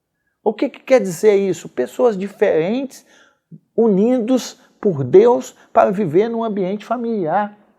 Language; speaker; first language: Portuguese; native; Portuguese